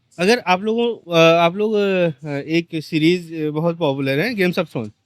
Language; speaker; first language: Hindi; native; Hindi